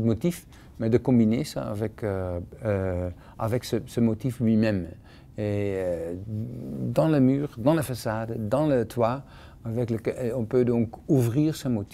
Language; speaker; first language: French; non-native, fluent; Dutch